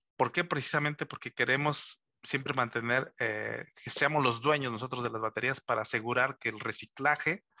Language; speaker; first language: Spanish; native; Spanish